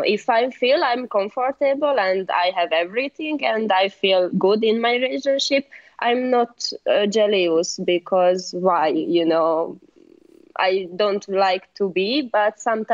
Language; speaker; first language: English; non-native, learner; Hungarian